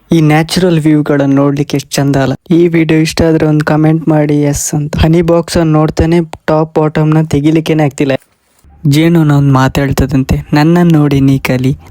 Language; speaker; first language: Kannada; non-native, local second language; Tulu